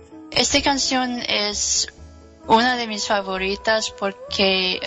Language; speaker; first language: Spanish; non-native, learner; English